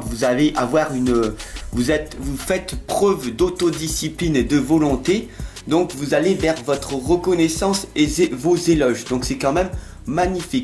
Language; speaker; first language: French; native; French